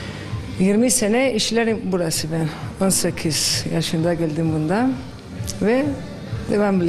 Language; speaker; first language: Turkish; non-native, local second language; Arabic